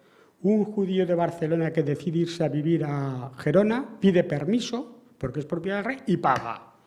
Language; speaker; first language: Spanish; native; Spanish